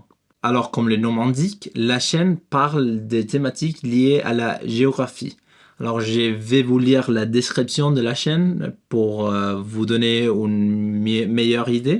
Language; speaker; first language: French; non-native, learner; Spanish